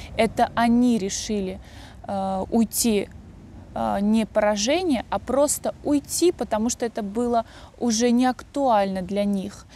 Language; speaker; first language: Russian; native; Russian